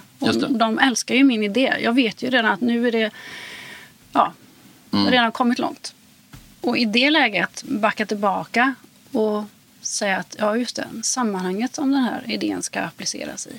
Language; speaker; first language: Swedish; native; Swedish